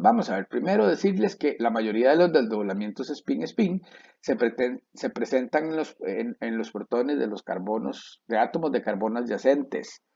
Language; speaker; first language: Spanish; native; Spanish